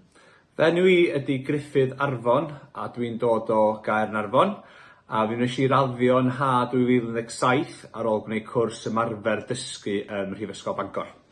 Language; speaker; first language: Welsh; native; Welsh